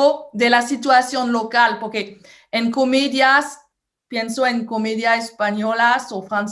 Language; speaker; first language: Spanish; non-native, fluent; French